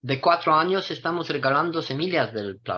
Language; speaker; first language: Spanish; non-native, fluent; Romanian